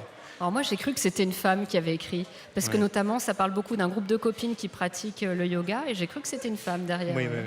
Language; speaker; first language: French; native; French